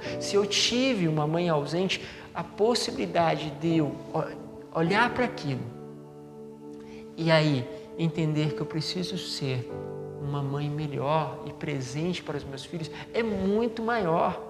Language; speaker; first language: Portuguese; native; Portuguese